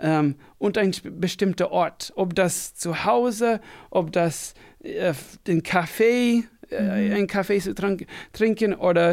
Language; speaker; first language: German; non-native, fluent; English